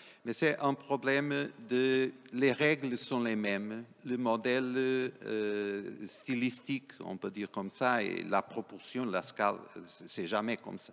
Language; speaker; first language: French; non-native, fluent; Portuguese